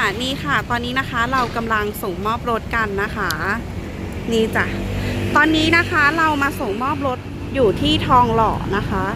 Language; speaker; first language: Thai; native; Thai